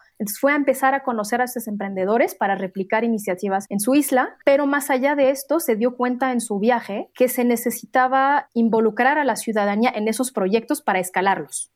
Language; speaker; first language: Spanish; non-native, fluent; Arabic